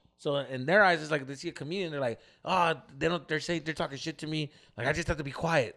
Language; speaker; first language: English; early bilingual, other home language; Spanish